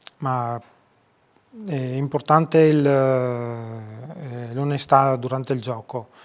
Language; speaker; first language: Italian; native; Italian